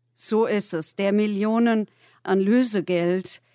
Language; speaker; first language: German; native; German